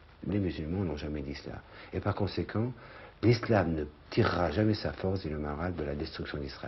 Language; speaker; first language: French; native; French